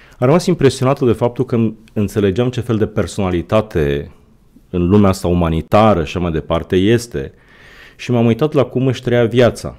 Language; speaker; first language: Romanian; native; Romanian